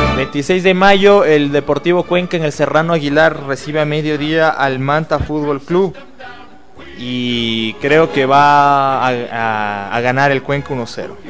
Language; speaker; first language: Spanish; native; Spanish